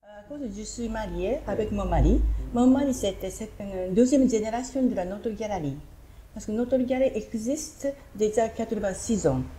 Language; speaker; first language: French; non-native, learner; Japanese